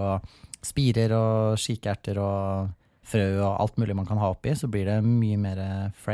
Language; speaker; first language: Norwegian; native; Norwegian